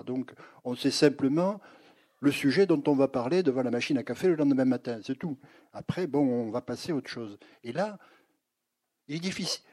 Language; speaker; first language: French; native; French